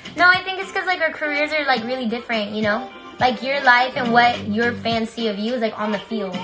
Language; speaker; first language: English; early bilingual, other home language; Spanish